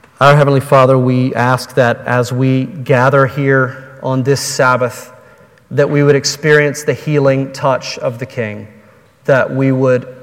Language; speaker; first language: English; native; English